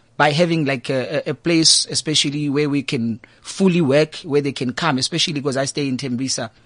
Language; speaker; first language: English; non-native, local second language; Zulu